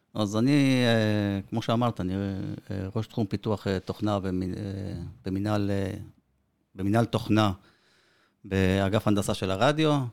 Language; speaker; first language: Hebrew; early bilingual, other home language; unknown